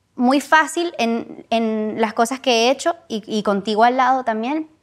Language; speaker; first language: Spanish; early bilingual, heritage; Spanish